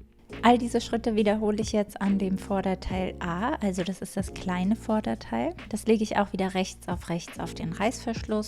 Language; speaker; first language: German; native; German